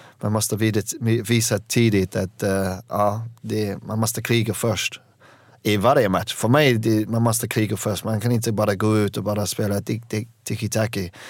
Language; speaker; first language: Swedish; non-native, learner; English